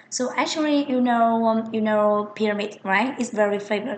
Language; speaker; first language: English; non-native, fluent; Vietnamese